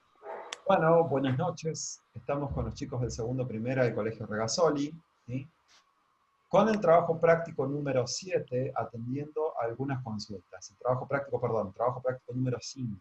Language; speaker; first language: Spanish; native; Spanish